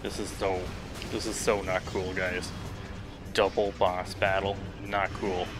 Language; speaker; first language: English; native; English